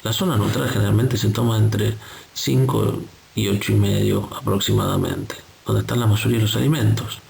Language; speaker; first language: Spanish; native; Spanish